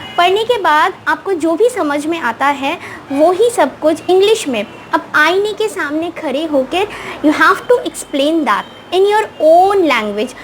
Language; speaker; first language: Hindi; non-native, local second language; Bangla